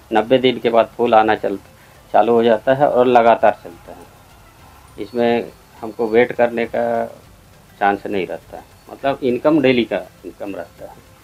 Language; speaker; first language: Hindi; native; Hindi